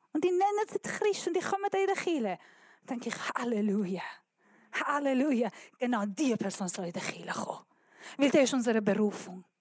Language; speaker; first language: German; non-native, learner; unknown